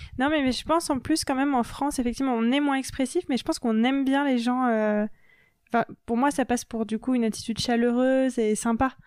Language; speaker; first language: French; native; French